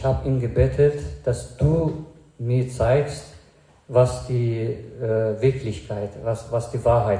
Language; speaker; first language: German; non-native, fluent; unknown